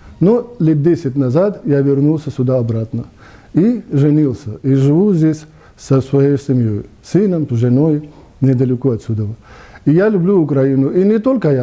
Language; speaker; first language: Russian; non-native, fluent; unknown